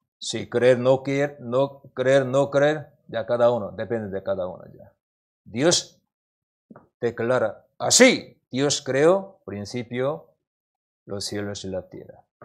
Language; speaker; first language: Spanish; non-native, learner; Korean